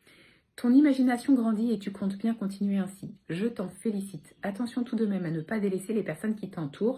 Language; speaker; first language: French; native; French